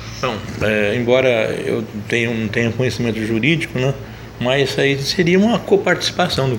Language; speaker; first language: Portuguese; native; Portuguese